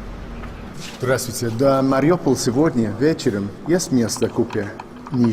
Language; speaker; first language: Russian; non-native, learner; English